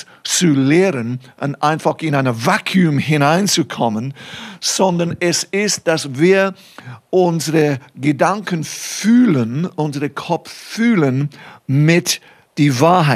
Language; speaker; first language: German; non-native, fluent; English